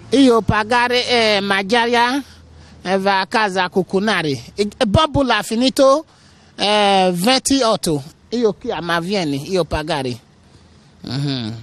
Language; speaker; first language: Italian; non-native, learner; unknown